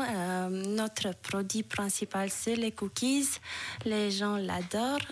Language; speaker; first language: French; non-native, fluent; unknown